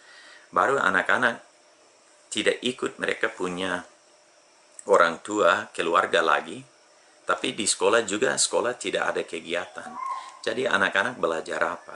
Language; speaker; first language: Indonesian; non-native, fluent; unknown